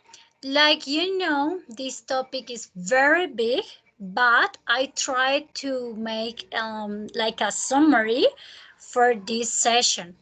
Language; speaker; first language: English; non-native, fluent; Spanish